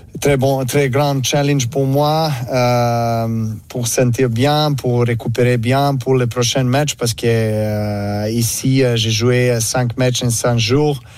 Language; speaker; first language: French; non-native, learner; Serbian